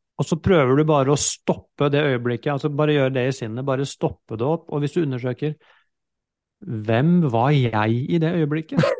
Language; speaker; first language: Norwegian; native; Norwegian